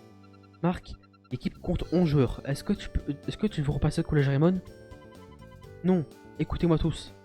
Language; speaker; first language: French; native; French